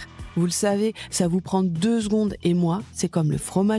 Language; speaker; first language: French; native; French